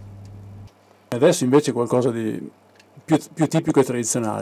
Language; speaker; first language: Italian; native; Italian